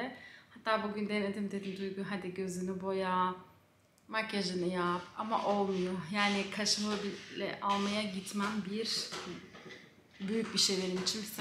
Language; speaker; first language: Turkish; native; Turkish